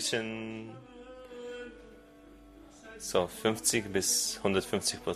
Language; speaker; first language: German; non-native, learner; Bulgarian